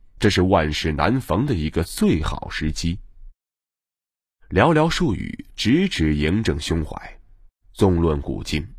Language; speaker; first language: Chinese; native; Chinese